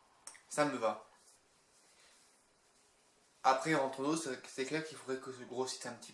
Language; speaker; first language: French; native; French